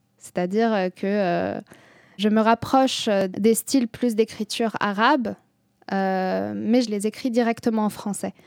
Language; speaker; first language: French; non-native, local second language; Arabic